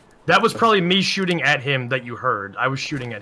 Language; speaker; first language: English; native; English